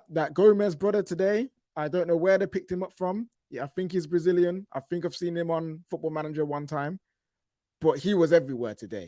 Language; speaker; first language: English; native; English